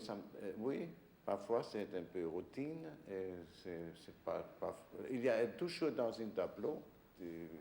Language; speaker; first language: French; non-native, fluent; German